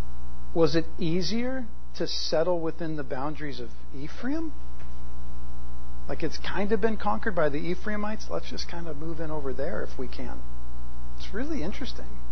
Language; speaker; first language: English; native; English